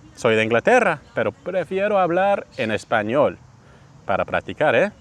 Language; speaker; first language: Spanish; non-native, fluent; English